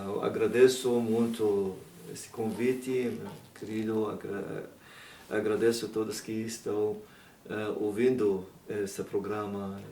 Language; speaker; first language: Portuguese; non-native, learner; Arabic